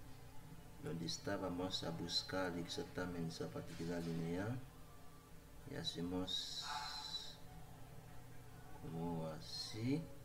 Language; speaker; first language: Spanish; non-native, learner; Haitian Creole